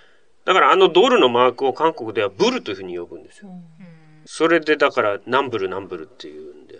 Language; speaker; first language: Japanese; native; Japanese